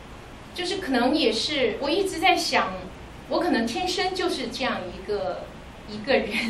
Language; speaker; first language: Chinese; native; Chinese